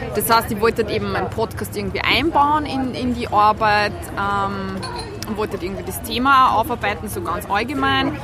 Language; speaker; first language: German; native; German